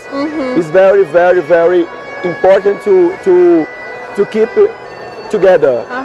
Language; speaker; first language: English; non-native, learner; Portuguese